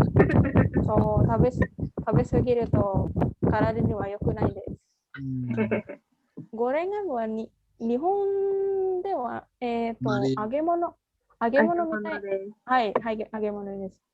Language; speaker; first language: Japanese; non-native, fluent; Indonesian